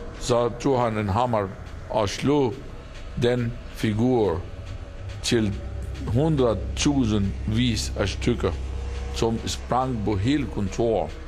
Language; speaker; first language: Danish; non-native, fluent; Arabic